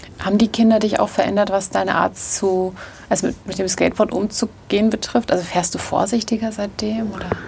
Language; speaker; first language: German; native; German